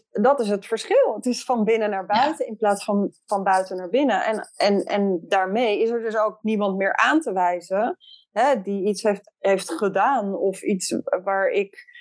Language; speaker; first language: Dutch; native; Dutch